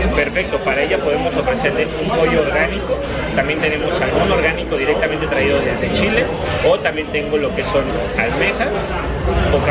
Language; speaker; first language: Spanish; native; Spanish